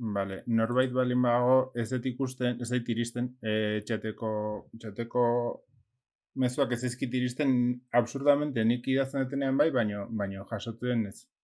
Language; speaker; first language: Basque; non-native, local second language; Spanish